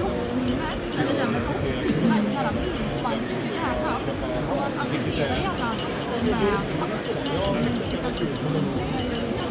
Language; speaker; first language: Swedish; non-native, learner; Thai